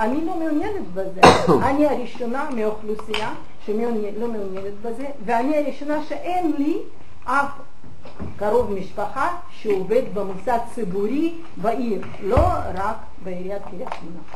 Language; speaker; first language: Hebrew; non-native, fluent; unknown